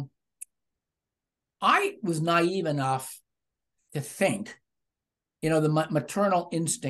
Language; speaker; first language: English; native; English